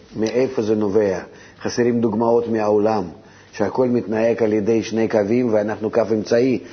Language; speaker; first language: Hebrew; non-native, fluent; Russian